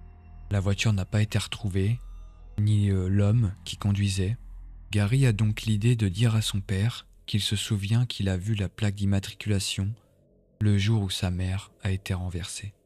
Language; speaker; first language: French; native; French